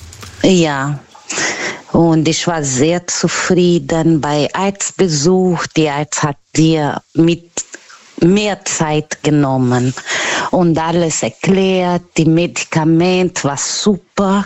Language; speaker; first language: German; non-native, learner; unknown